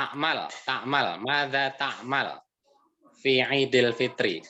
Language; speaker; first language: Arabic; non-native, learner; Indonesian